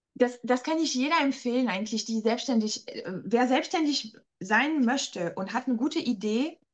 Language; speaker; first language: German; non-native, fluent; French